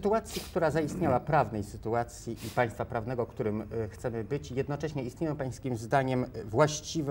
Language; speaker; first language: Polish; native; Polish